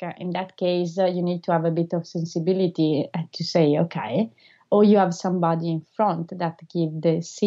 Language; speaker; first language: English; non-native, fluent; Italian